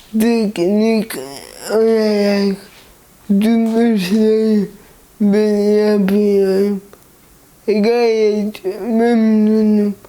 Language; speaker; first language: Turkish; early bilingual, heritage; Turkish